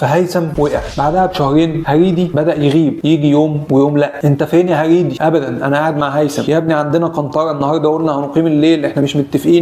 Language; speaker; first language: Arabic; native; Arabic